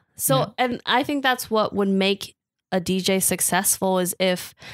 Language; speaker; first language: English; native; English